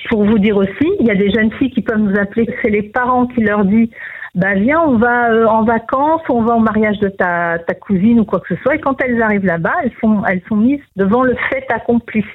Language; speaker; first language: French; native; French